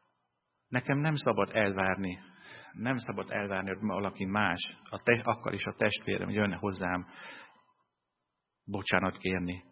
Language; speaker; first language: Hungarian; non-native, fluent; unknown